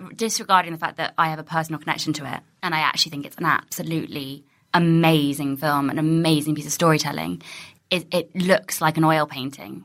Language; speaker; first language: English; native; English